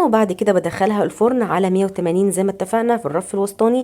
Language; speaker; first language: Arabic; native; Arabic